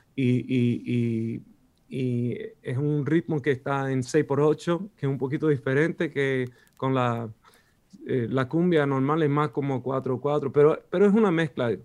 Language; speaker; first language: Spanish; non-native, fluent; Swedish